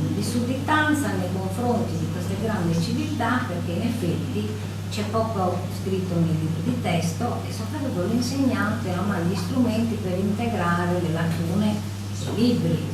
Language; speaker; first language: Italian; native; Italian